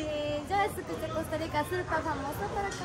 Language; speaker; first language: Spanish; non-native, learner; Japanese